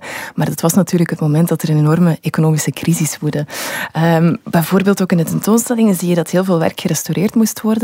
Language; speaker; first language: Dutch; native; Dutch